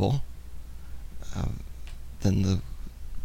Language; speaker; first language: English; native; English